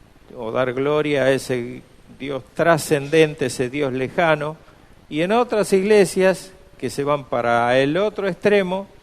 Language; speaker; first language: Spanish; native; Spanish